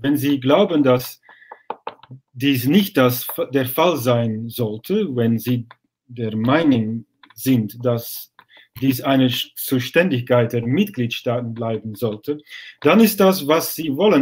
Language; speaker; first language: German; non-native, fluent; Dutch